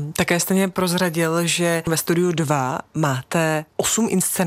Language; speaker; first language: Czech; native; Czech